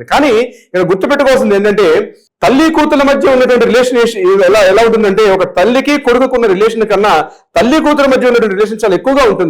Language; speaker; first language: Telugu; native; Telugu